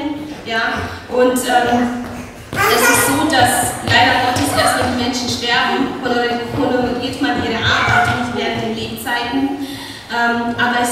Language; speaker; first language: German; non-native, fluent; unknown